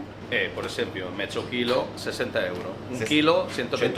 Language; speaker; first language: Italian; non-native, learner; Spanish